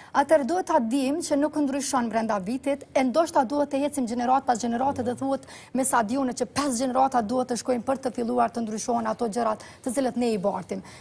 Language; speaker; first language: Albanian; native; Albanian